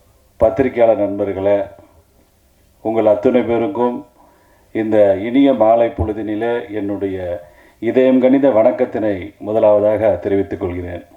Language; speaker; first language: Tamil; native; Tamil